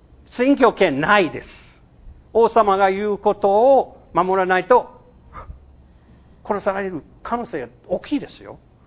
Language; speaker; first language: Japanese; non-native, fluent; English